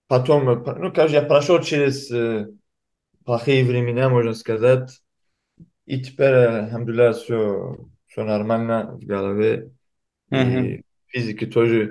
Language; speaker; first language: Russian; early bilingual, heritage; Kumyk